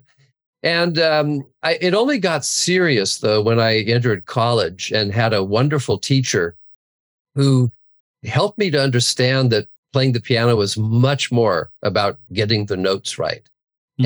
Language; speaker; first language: English; native; English